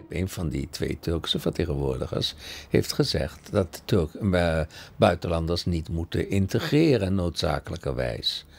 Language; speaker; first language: Dutch; early bilingual, other home language; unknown